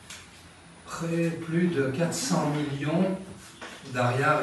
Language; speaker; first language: French; native; French